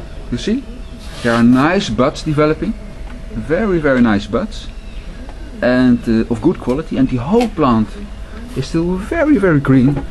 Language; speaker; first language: English; non-native, fluent; Dutch